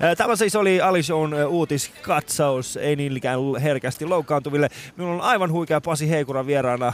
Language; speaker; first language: Finnish; non-native, fluent; Persian